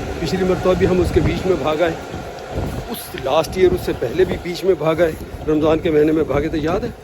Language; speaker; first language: Urdu; non-native, local second language; Punjabi